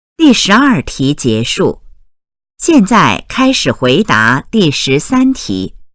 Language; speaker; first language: Chinese; native; Chinese